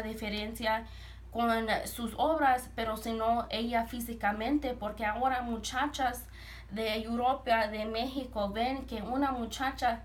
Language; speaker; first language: Spanish; early bilingual, heritage; Spanish